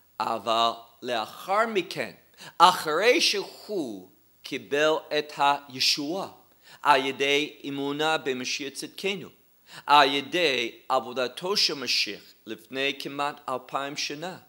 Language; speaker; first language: Hebrew; non-native, fluent; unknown